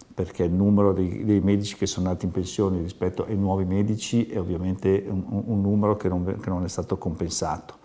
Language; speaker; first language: Italian; native; Italian